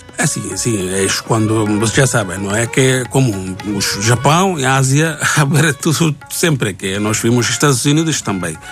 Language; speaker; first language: Portuguese; non-native, learner; Bangla